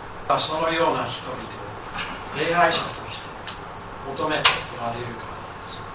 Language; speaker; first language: Japanese; non-native, fluent; English